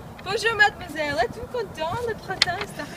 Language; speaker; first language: French; non-native, learner; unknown